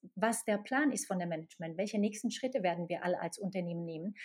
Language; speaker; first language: German; non-native, fluent; Slovak